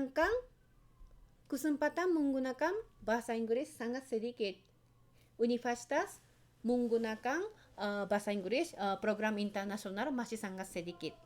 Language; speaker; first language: Indonesian; non-native, fluent; Japanese